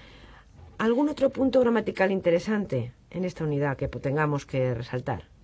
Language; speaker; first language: Spanish; native; Spanish